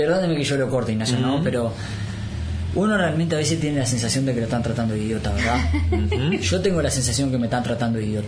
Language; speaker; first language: Spanish; native; Spanish